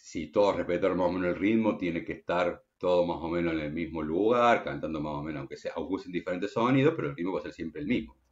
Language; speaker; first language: Spanish; native; Spanish